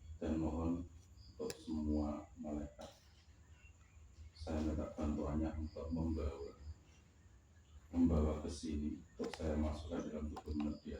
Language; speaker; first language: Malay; non-native, local second language; Javanese